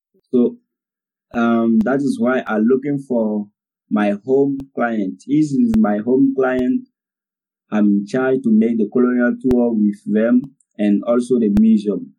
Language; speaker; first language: English; non-native, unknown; French